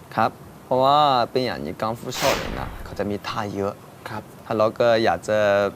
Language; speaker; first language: Thai; non-native, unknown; Chinese